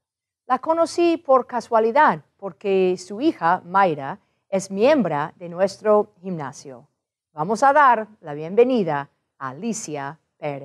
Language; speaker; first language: Spanish; non-native, fluent; English